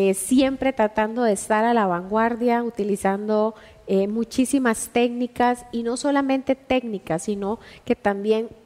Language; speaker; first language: Spanish; native; Spanish